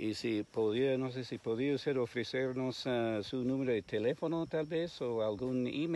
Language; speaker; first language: Spanish; non-native, fluent; English